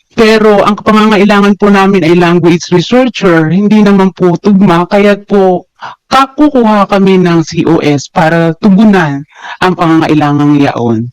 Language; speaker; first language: Filipino; native; Filipino